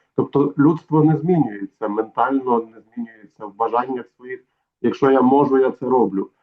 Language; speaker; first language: Ukrainian; native; Ukrainian